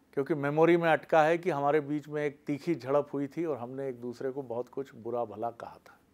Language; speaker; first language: Hindi; native; Hindi